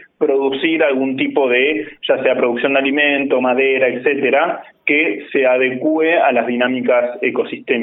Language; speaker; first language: Spanish; native; Spanish